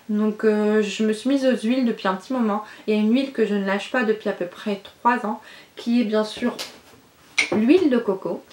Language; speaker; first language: French; non-native, local second language; Arabic